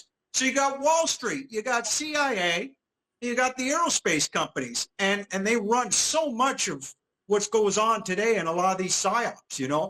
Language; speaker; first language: English; native; English